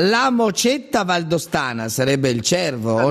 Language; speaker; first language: Italian; native; Italian